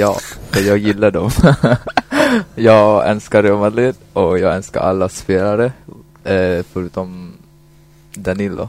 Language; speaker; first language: Swedish; non-native, fluent; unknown